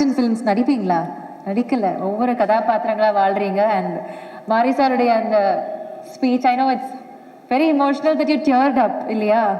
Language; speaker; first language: Tamil; native; Tamil